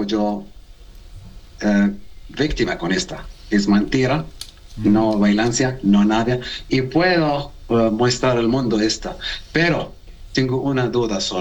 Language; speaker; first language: Spanish; non-native, learner; Arabic